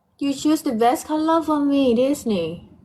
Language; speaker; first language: English; non-native, learner; Thai